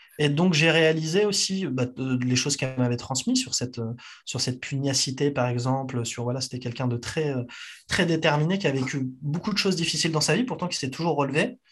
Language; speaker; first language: French; native; French